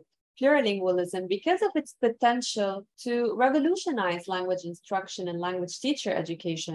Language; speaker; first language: English; non-native, fluent; Arabic